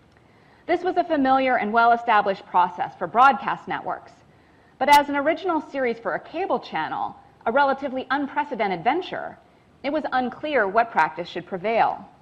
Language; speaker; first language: English; native; English